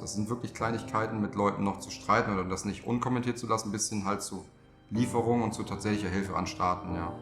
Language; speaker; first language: German; native; German